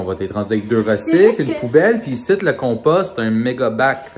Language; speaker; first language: French; native; French